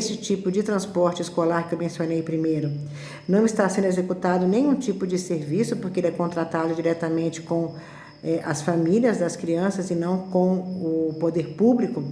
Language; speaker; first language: Portuguese; native; Portuguese